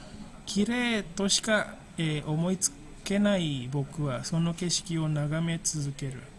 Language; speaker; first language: Japanese; non-native, fluent; Indonesian